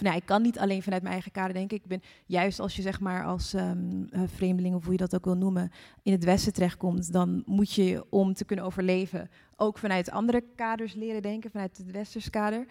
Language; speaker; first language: Dutch; early bilingual, other home language; English